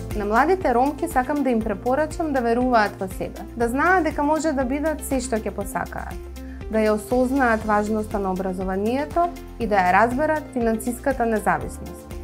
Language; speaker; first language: Macedonian; early bilingual, other home language; Croatian